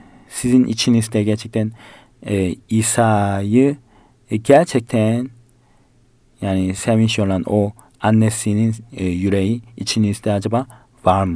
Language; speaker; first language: Turkish; non-native, learner; Korean